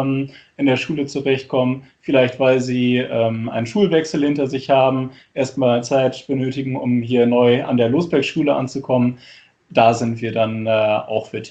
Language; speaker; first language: German; native; German